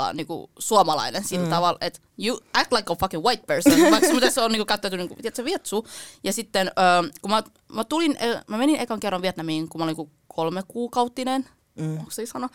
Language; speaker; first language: Finnish; early bilingual, other home language; Vietnamese